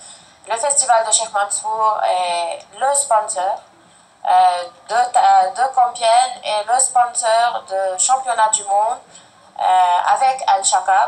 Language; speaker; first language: French; non-native, fluent; Arabic